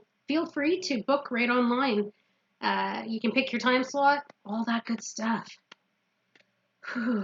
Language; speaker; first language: English; native; English